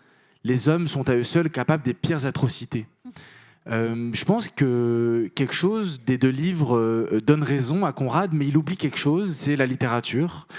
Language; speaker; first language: French; native; French